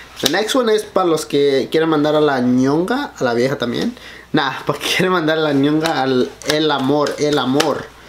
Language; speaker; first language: Spanish; early bilingual, heritage; Spanish